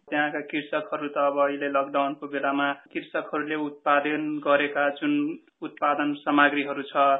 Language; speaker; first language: Nepali; native; Nepali